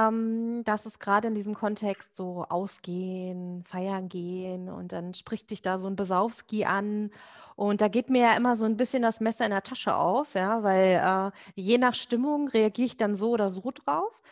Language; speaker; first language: German; native; German